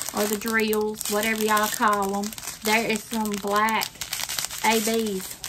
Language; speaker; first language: English; native; English